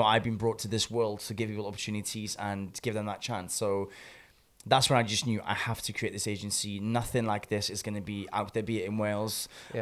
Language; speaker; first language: English; native; English